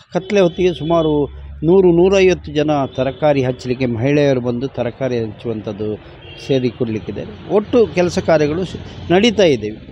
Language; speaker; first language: Kannada; native; Kannada